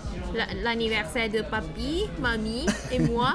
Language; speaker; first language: French; non-native, learner; Thai